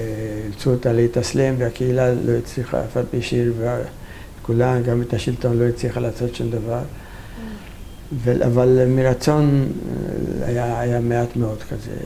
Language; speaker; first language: Hebrew; non-native, fluent; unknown